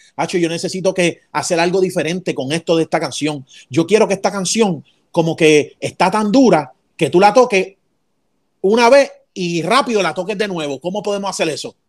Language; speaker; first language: Spanish; native; Spanish